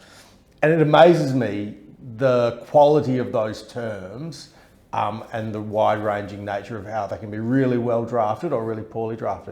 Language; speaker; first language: English; native; English